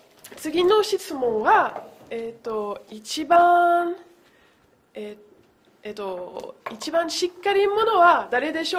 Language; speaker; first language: Japanese; non-native, learner; French